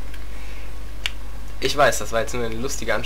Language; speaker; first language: German; native; German